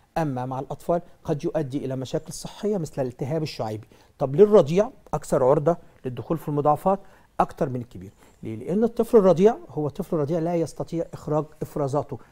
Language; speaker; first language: Egyptian Arabic; native; Egyptian Arabic